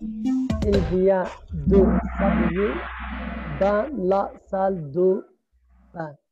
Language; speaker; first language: French; non-native, learner; Arabic